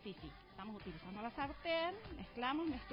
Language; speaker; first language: Spanish; native; Spanish